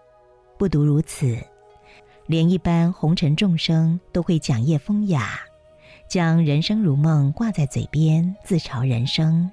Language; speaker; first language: Chinese; native; Chinese